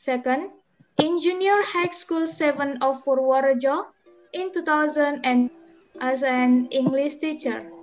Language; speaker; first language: English; non-native, learner; Indonesian